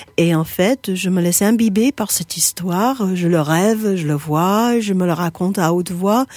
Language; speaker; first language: French; non-native, fluent; English